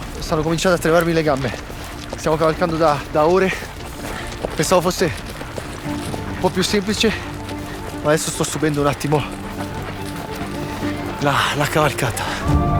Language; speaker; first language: Italian; native; Italian